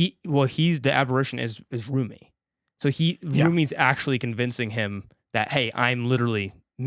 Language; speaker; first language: English; native; English